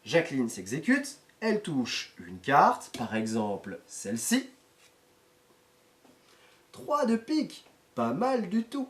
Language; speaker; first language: French; native; French